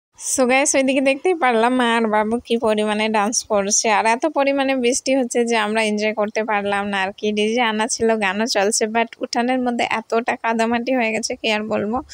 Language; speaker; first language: Bangla; non-native, local second language; Sadri